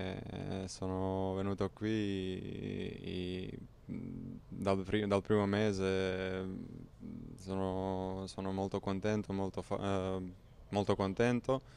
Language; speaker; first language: Italian; non-native, learner; Croatian